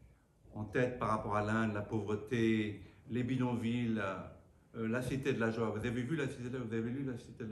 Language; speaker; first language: French; native; French